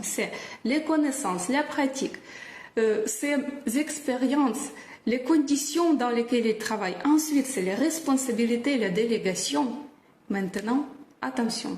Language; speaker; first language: French; non-native, fluent; Russian